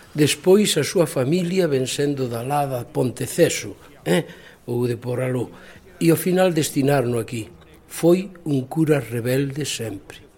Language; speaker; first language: Galician; native; Galician